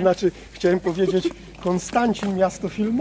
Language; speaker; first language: Polish; native; Polish